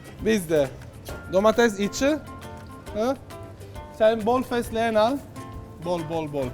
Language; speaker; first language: Turkish; non-native, fluent; Italian